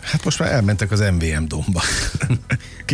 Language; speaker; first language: Hungarian; native; Hungarian